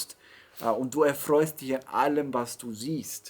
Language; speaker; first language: German; native; German